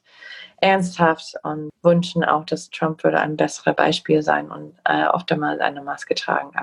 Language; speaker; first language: German; non-native, fluent; English